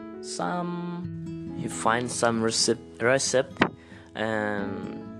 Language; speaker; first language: English; non-native, learner; Indonesian